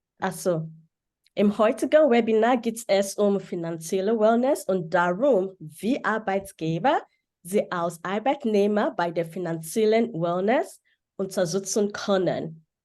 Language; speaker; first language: German; non-native, learner; Yoruba